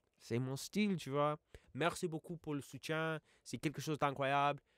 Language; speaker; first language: French; non-native, learner; English